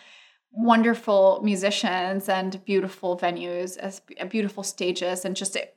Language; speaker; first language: English; non-native, fluent; Spanish